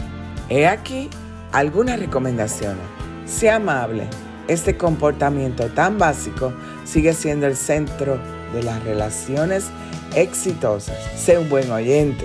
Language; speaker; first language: Spanish; native; Spanish